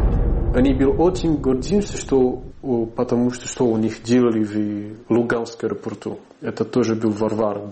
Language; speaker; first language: Russian; non-native, learner; Portuguese